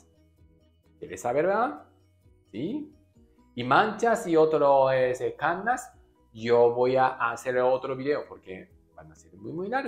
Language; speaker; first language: Spanish; non-native, learner; Japanese